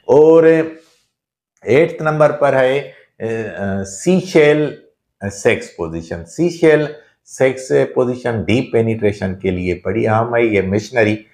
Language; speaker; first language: Urdu; non-native, local second language; Sindhi